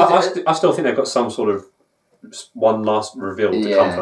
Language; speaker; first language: English; native; English